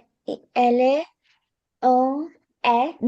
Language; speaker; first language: French; non-native, learner; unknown